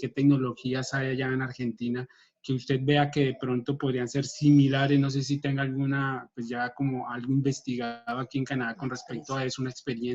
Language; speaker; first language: Spanish; native; Spanish